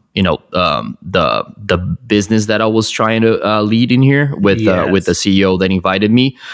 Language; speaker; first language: English; non-native, fluent; Portuguese